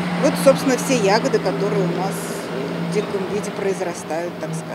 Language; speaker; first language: Russian; native; Russian